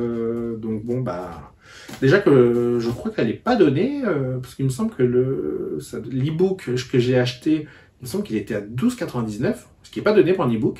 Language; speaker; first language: French; native; French